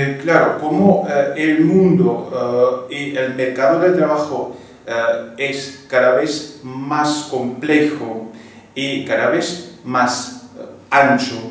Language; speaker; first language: Spanish; non-native, fluent; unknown